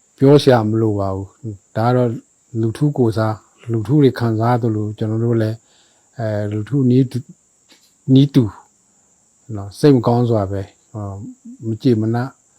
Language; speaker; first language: Burmese; non-native, local second language; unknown